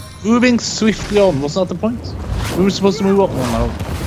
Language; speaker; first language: English; non-native, fluent; Norwegian